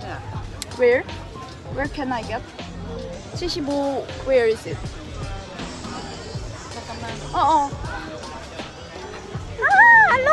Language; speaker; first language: English; non-native, learner; Korean